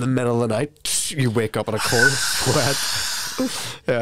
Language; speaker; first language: English; native; English